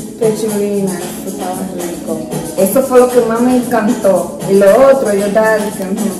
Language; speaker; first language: Spanish; native; Spanish